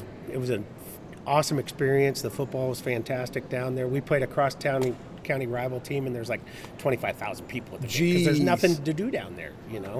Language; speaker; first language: English; native; English